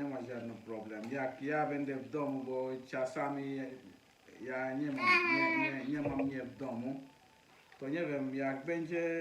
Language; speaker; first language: Polish; non-native, learner; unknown